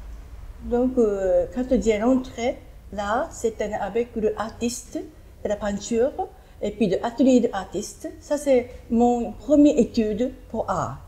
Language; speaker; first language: French; non-native, learner; Japanese